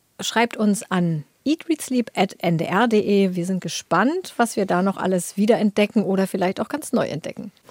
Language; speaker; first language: German; native; German